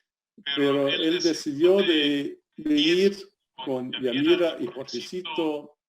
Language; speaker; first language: Spanish; non-native, fluent; English